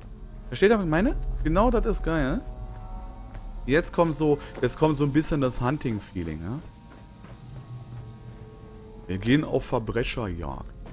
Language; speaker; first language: German; native; German